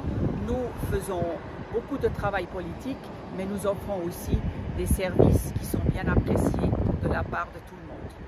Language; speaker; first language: French; non-native, local second language; German